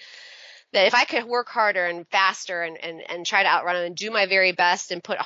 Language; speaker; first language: English; native; English